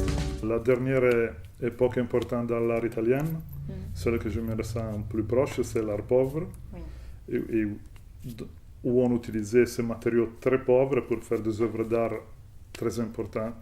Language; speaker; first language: French; non-native, fluent; Italian